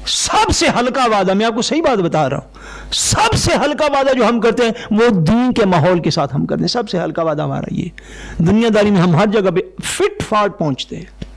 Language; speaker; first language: Urdu; non-native, local second language; Punjabi